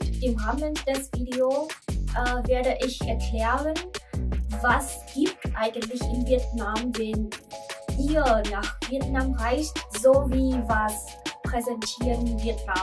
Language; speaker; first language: German; non-native, learner; Vietnamese